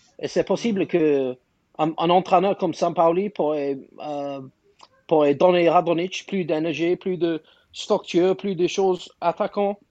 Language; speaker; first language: French; non-native, fluent; English